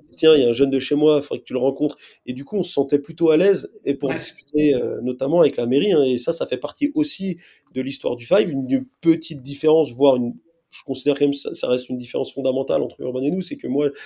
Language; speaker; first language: French; native; French